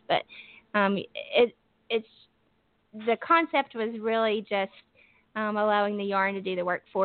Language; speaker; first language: English; native; English